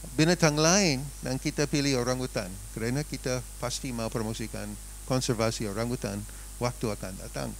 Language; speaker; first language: Indonesian; non-native, fluent; English